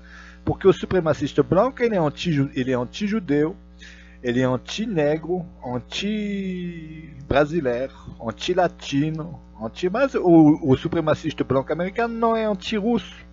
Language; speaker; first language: Portuguese; non-native, fluent; Russian